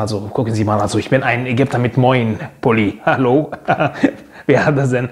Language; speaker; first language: German; non-native, fluent; Arabic